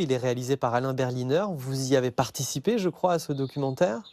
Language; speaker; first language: French; native; French